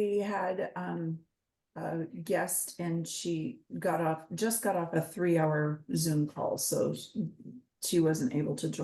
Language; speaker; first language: English; native; English